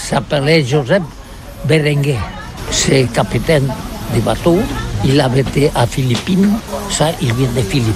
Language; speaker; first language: French; non-native, learner; Catalan